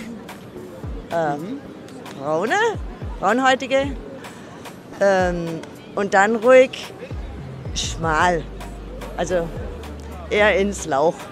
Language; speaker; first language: German; native; German